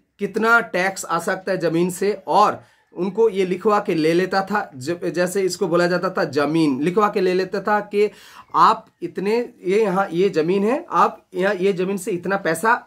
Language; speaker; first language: Hindi; non-native, local second language; Bangla